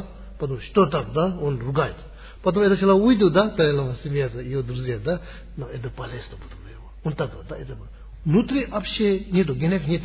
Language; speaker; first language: Russian; non-native, learner; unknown